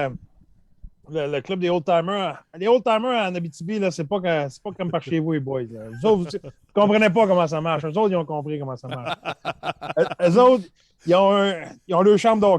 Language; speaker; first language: French; native; French